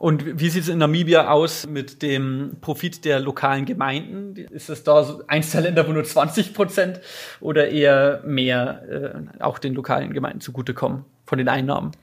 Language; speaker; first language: German; native; German